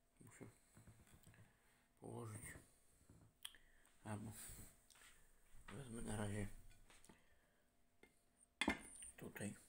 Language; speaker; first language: Polish; non-native, learner; Ukrainian